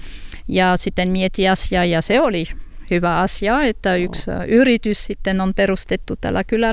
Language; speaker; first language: Finnish; non-native, learner; French